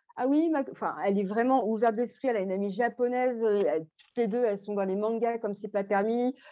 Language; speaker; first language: French; native; French